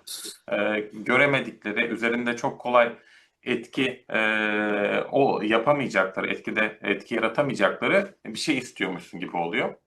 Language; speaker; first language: Turkish; native; Turkish